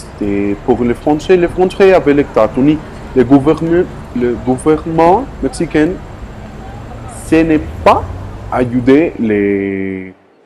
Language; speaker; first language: French; non-native, learner; Spanish